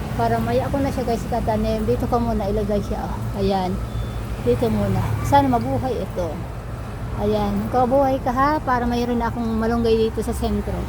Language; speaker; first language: Filipino; non-native, local second language; Bikol